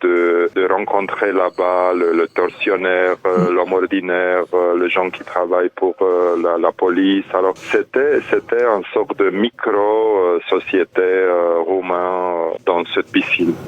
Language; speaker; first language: French; non-native, fluent; Romanian